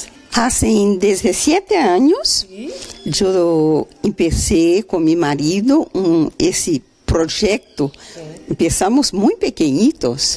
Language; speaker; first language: Spanish; non-native, fluent; Portuguese